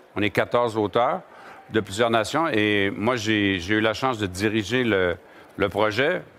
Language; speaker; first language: French; native; French